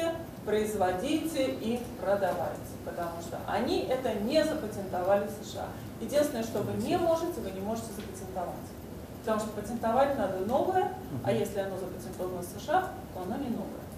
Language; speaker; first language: Russian; native; Russian